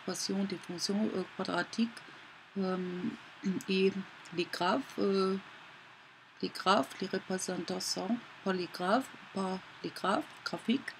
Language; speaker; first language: French; non-native, learner; German